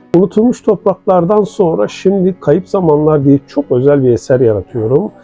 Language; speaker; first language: Turkish; non-native, local second language; Kurdish